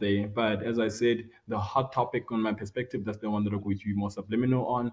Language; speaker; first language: English; non-native, local second language; Tswana